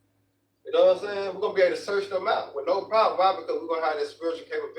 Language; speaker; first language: English; native; English